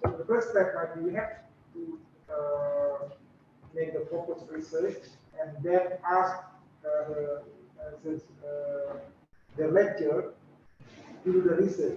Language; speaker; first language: English; non-native, learner; Indonesian